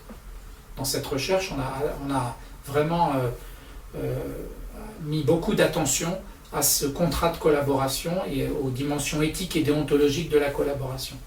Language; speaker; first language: French; native; French